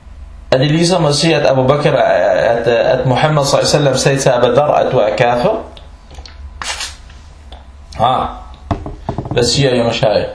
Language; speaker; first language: Danish; early bilingual, other home language; Arabic